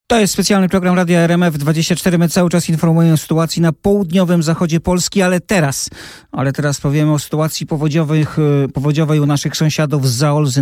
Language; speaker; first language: Polish; native; Polish